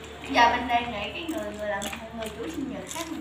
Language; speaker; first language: Vietnamese; native; Vietnamese